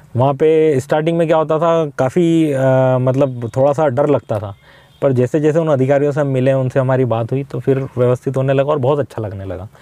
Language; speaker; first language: Hindi; native; Hindi